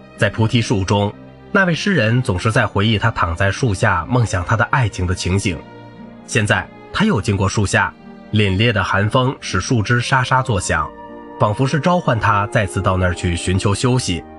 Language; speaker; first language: Chinese; native; Chinese